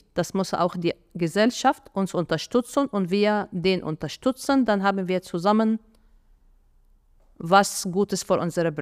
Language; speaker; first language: German; non-native, fluent; Arabic